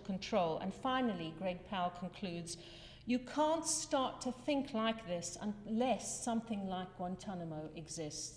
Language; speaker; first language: English; native; English